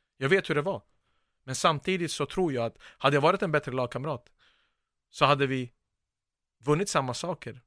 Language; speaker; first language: Swedish; early bilingual, other home language; Serbian